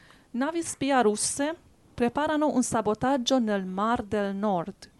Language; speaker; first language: Italian; native; Italian